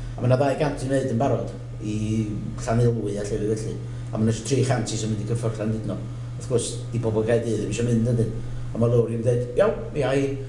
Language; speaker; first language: Welsh; native; Welsh